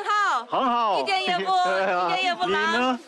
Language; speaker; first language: Chinese; non-native, fluent; Korean